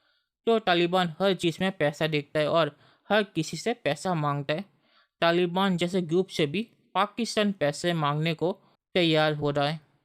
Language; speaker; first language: Hindi; native; Hindi